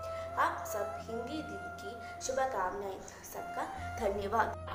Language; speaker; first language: Hindi; non-native, local second language; Malayalam